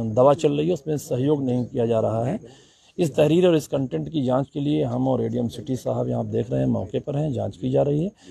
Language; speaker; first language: Hindi; native; Hindi